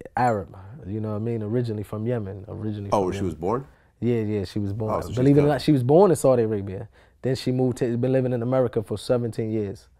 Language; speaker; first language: English; native; English